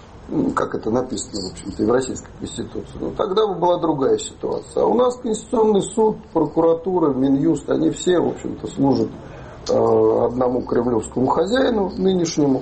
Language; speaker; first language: Russian; native; Russian